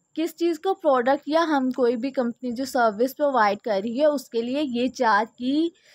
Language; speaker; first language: Urdu; native; Urdu